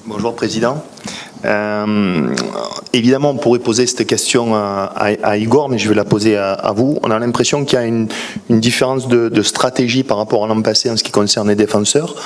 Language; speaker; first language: French; native; French